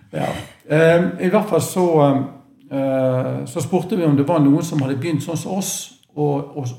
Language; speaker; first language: Norwegian; native; Norwegian